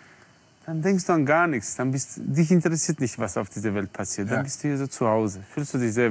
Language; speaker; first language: German; non-native, fluent; Armenian